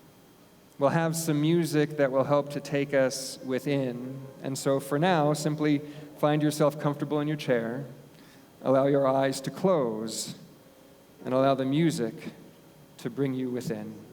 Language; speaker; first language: English; native; English